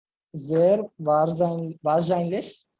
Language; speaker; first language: German; non-native, learner; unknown